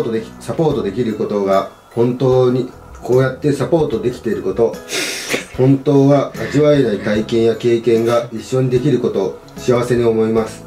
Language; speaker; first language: Japanese; native; Japanese